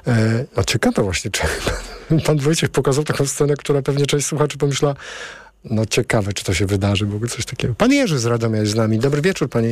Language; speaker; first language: Polish; native; Polish